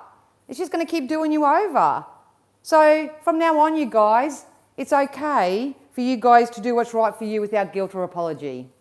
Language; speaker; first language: English; native; English